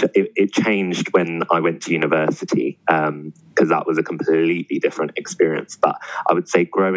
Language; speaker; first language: English; native; English